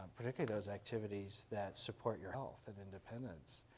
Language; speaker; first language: English; native; English